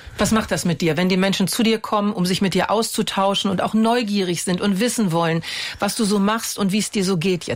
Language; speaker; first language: German; native; German